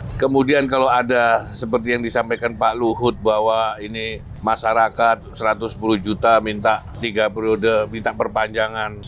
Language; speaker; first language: Indonesian; native; Indonesian